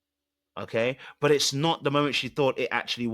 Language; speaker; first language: English; native; English